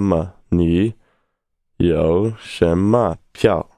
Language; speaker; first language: Chinese; non-native, learner; English